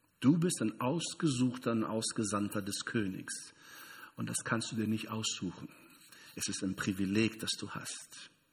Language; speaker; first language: German; non-native, fluent; Portuguese